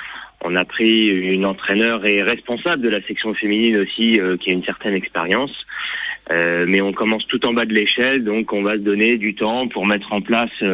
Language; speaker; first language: French; native; French